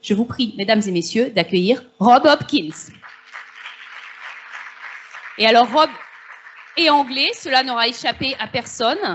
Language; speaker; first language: French; native; French